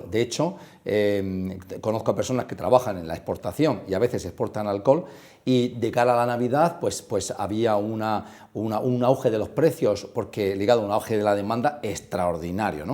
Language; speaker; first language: Spanish; native; Spanish